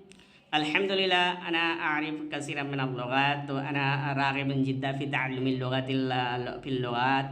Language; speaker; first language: Arabic; non-native, fluent; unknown